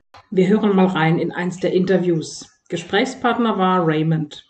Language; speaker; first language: German; native; German